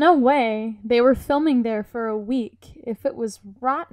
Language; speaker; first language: English; native; English